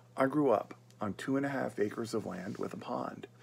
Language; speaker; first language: English; native; English